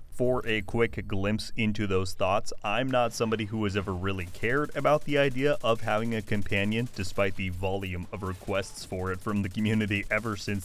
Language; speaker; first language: English; native; English